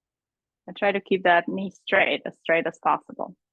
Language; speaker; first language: English; native; English